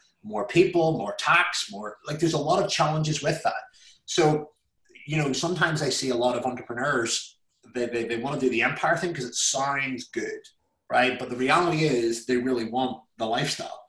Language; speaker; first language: English; native; English